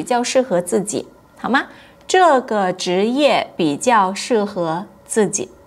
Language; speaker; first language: Chinese; non-native, fluent; Portuguese